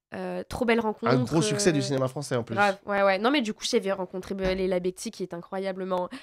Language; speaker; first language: French; native; French